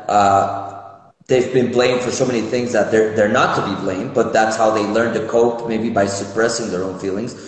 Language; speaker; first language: English; non-native, fluent; Spanish